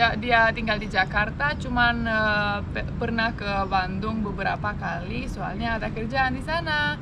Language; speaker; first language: Indonesian; non-native, fluent; Romanian